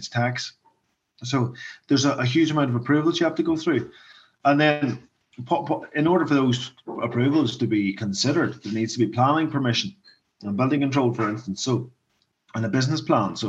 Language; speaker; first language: English; native; English